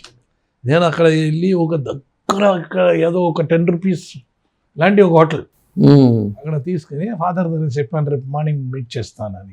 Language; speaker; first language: Telugu; non-native, local second language; Tamil